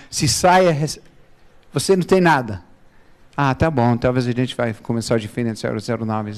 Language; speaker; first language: Portuguese; non-native, fluent; English